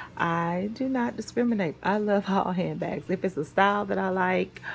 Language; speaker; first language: English; native; English